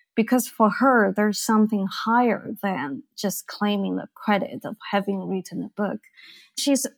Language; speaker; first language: English; non-native, fluent; Chinese